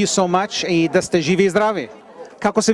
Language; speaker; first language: Macedonian; native; Macedonian